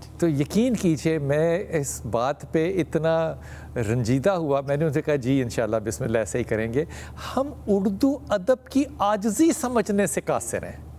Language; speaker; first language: Urdu; native; Urdu